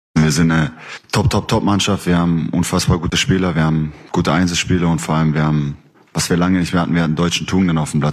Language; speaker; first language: German; native; German